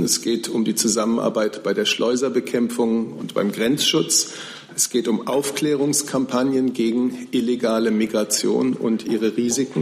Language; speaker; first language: German; native; German